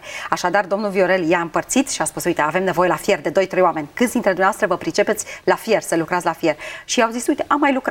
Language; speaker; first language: Romanian; native; Romanian